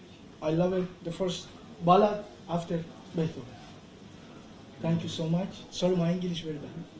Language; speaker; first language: English; non-native, learner; Persian